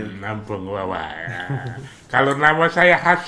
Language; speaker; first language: Indonesian; native; Indonesian